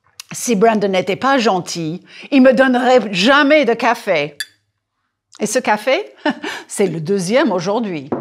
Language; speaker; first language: French; non-native, fluent; English